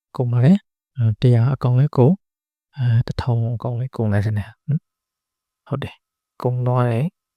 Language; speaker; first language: Burmese; native; Burmese